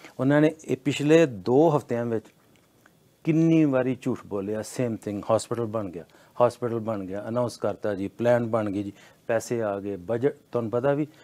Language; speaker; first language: Punjabi; native; Punjabi